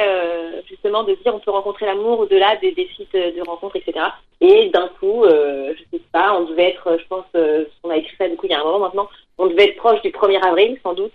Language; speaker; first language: French; native; French